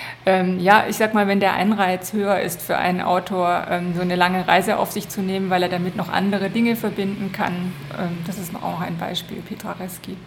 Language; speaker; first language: German; native; German